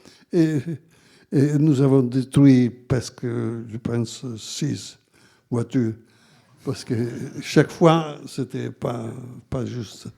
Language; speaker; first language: French; non-native, fluent; Italian